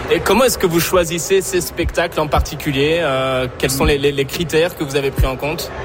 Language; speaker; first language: French; native; French